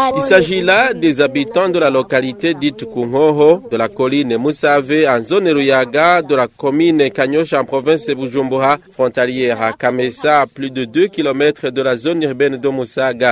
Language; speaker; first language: French; non-native, local second language; Rundi